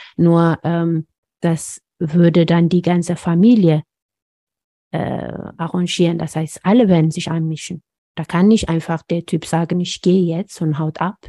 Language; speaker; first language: German; non-native, fluent; Amharic